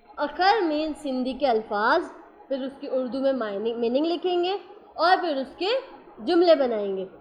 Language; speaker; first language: Urdu; native; Urdu